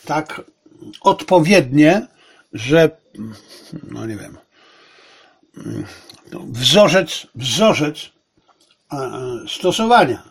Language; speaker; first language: Polish; native; Polish